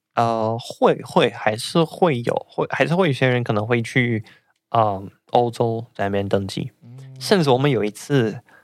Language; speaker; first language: Chinese; non-native, fluent; Russian